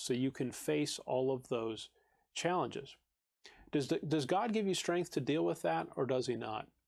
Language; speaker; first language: English; native; English